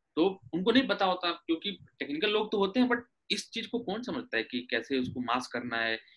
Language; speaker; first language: Hindi; native; Hindi